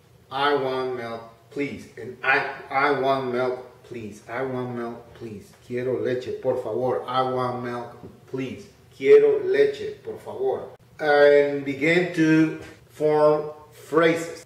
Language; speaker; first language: English; non-native, fluent; Spanish